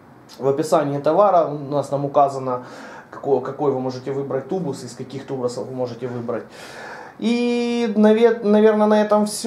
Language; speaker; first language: Russian; native; Russian